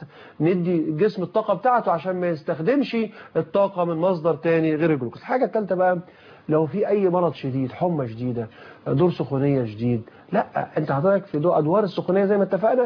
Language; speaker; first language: Arabic; native; Arabic